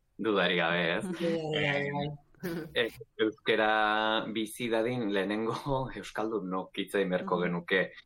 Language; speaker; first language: Basque; native; Basque